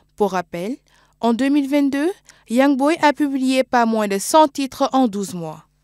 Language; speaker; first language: French; non-native, local second language; Wolof